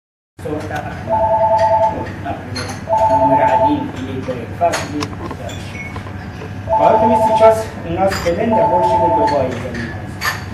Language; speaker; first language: Russian; non-native, learner; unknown